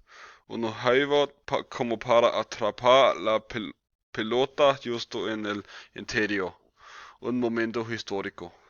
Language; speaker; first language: Spanish; non-native, learner; Danish